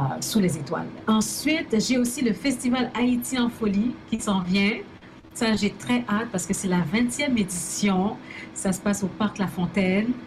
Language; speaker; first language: French; early bilingual, other home language; Haitian Creole